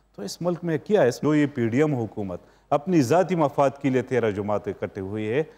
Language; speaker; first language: Urdu; native; Urdu